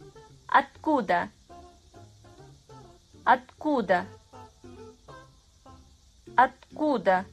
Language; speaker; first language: Russian; non-native, fluent; Kazakh